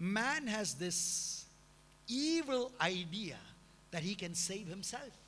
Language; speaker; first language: English; non-native, local second language; Malayalam